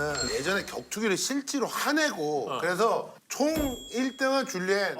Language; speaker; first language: Korean; native; Korean